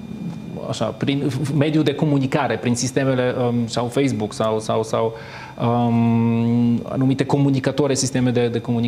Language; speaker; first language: Romanian; non-native, fluent; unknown